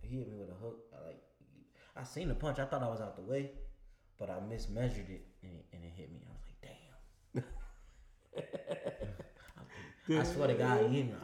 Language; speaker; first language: English; native; English